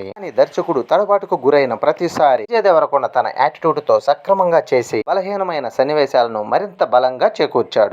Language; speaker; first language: Telugu; native; Telugu